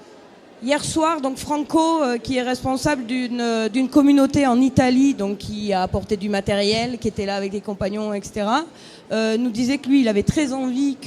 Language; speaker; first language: French; native; French